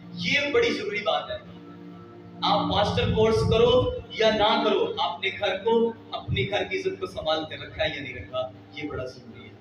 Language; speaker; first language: Urdu; non-native, local second language; Punjabi